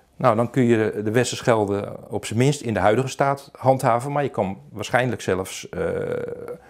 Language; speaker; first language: Dutch; native; Dutch